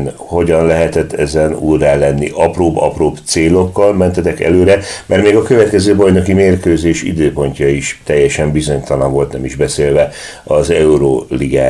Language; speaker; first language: Hungarian; native; Hungarian